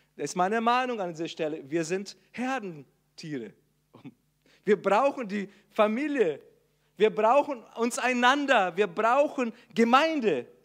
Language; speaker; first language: German; non-native, fluent; Portuguese